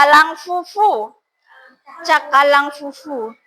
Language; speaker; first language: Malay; non-native, local second language; Javanese